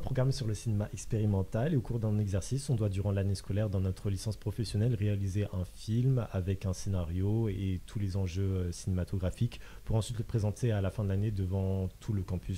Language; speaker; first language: French; native; French